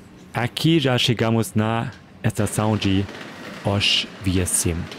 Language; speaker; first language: Portuguese; non-native, fluent; German